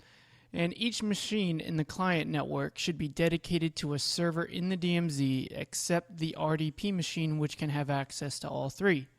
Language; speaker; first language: English; native; English